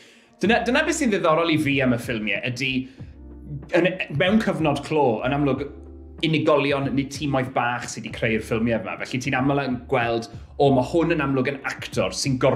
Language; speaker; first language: Welsh; native; Welsh